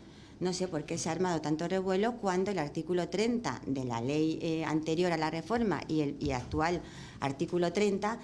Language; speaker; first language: Spanish; native; Spanish